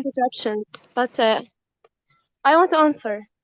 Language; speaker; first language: English; non-native, learner; Arabic